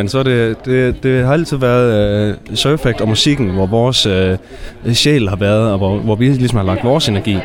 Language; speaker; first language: Danish; native; Danish